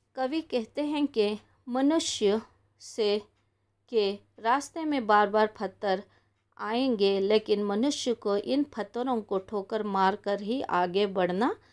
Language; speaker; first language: Hindi; non-native, local second language; Kannada